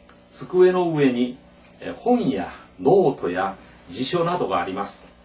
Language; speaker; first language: Japanese; non-native, fluent; Korean